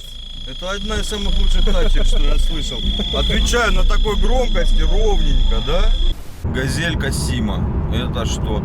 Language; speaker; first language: Russian; native; Russian